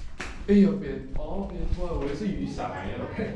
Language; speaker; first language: Chinese; native; Chinese